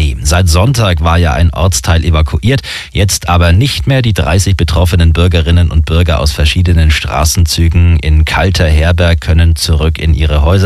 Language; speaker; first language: German; native; German